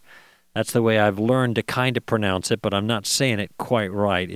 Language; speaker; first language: English; native; English